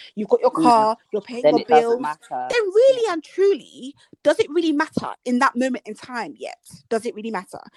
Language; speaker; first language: English; early bilingual, other home language; Yoruba